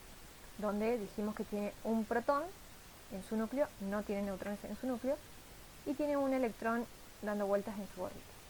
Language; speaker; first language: Spanish; native; Spanish